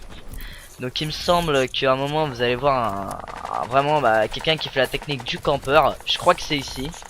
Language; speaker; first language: French; native; French